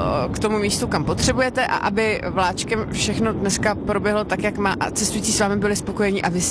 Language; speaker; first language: Czech; native; Czech